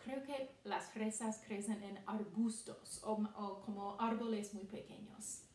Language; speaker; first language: Spanish; non-native, fluent; English